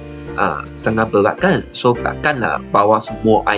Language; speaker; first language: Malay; non-native, local second language; Chinese